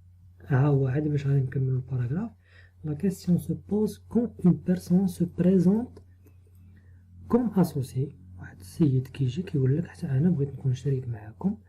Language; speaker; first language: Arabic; native; Arabic